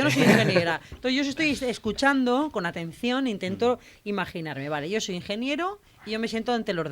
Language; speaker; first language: Spanish; native; Spanish